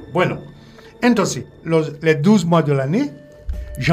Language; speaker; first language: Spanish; non-native, fluent; French